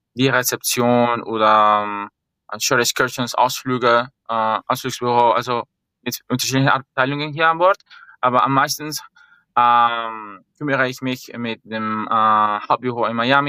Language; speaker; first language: German; non-native, fluent; Spanish